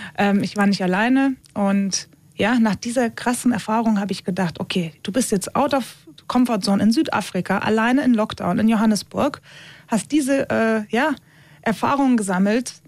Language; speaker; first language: German; early bilingual, other home language; Turkish